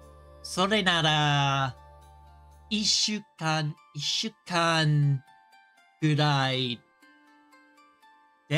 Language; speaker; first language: Japanese; non-native, learner; English